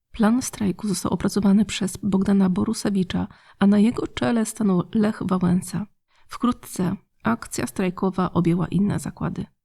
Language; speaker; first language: Polish; native; Polish